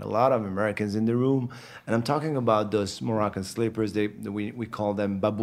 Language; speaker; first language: English; non-native, fluent; Arabic